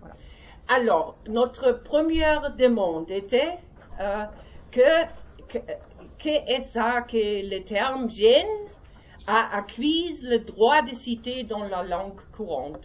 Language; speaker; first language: French; non-native, learner; German